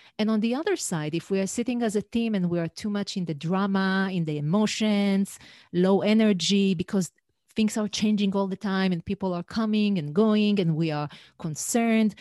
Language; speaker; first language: English; non-native, fluent; Hebrew